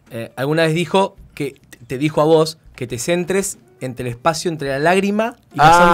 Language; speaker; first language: Spanish; native; Spanish